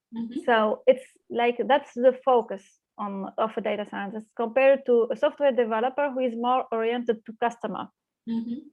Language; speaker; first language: English; non-native, fluent; Arabic